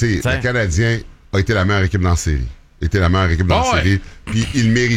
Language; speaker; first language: French; native; French